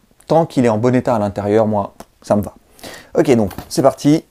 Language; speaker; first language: French; native; French